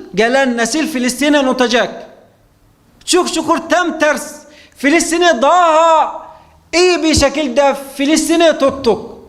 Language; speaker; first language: Turkish; non-native, fluent; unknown